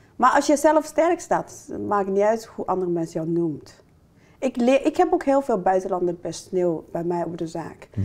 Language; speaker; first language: Dutch; non-native, fluent; Chinese